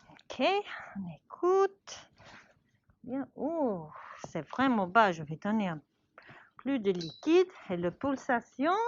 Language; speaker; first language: French; non-native, learner; English